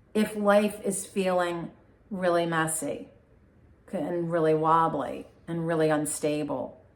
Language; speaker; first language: English; native; English